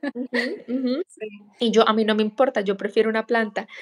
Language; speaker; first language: Spanish; native; Spanish